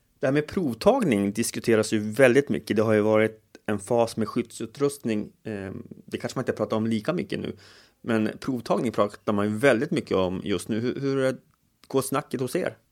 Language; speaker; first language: Swedish; native; Swedish